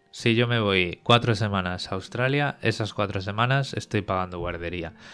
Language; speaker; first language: Spanish; native; Spanish